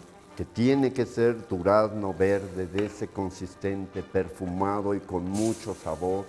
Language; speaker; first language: Spanish; native; Spanish